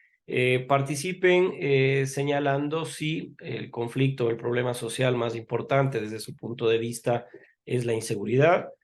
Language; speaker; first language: Spanish; native; Spanish